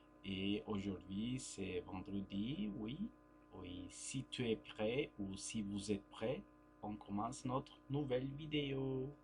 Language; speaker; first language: French; non-native, fluent; Turkish